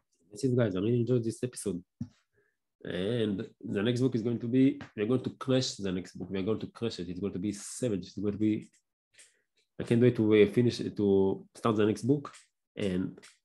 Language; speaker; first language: English; non-native, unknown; Hebrew